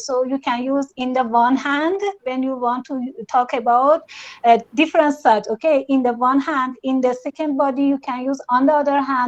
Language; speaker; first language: English; non-native, learner; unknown